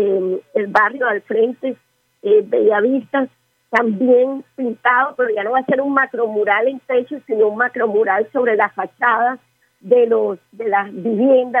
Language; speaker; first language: Spanish; native; Spanish